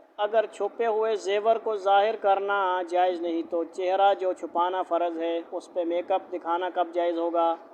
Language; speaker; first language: Urdu; non-native, local second language; Punjabi